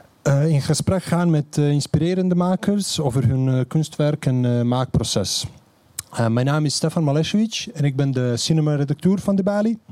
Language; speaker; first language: Dutch; non-native, fluent; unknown